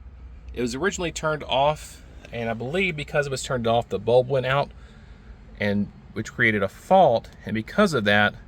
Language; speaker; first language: English; native; English